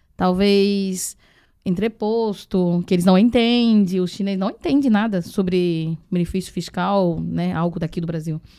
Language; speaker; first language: Portuguese; non-native, fluent; Chinese